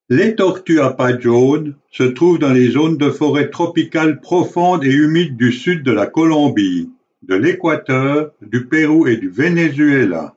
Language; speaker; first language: French; native; French